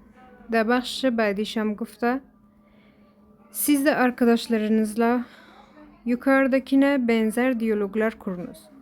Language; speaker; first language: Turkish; non-native, fluent; Persian